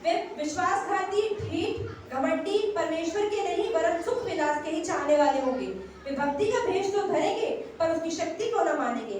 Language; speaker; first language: Hindi; native; Hindi